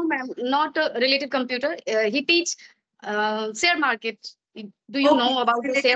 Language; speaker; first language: English; non-native, learner; Maithili